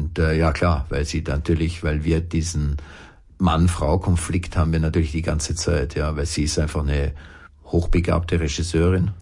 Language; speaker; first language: German; native; German